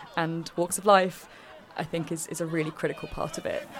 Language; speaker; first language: English; native; English